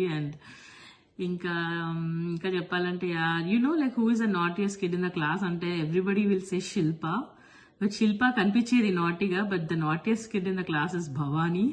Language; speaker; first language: Telugu; native; Telugu